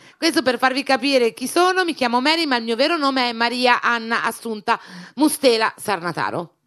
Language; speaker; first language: Italian; native; Italian